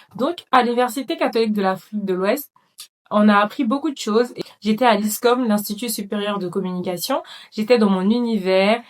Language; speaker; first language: French; non-native, local second language; Dyula